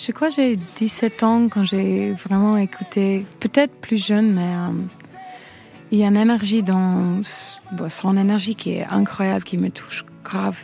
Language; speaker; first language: French; non-native, fluent; English